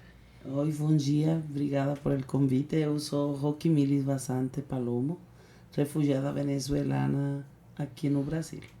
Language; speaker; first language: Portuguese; non-native, fluent; Spanish